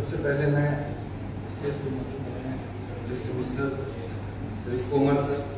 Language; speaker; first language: Hindi; native; Hindi